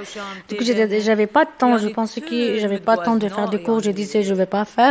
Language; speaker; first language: French; non-native, fluent; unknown